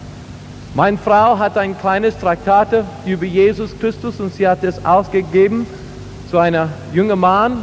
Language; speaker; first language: German; non-native, learner; English